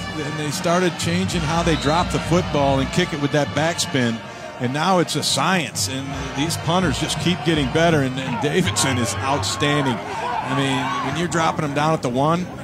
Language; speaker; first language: English; native; English